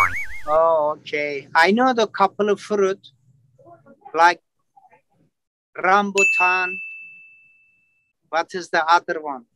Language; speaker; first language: English; non-native, learner; Turkish